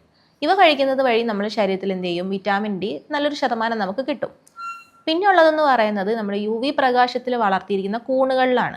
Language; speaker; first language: Malayalam; native; Malayalam